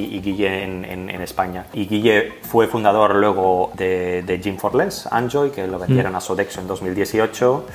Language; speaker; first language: Spanish; non-native, fluent; Dutch